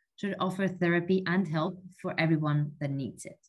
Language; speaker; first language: English; non-native, fluent; Spanish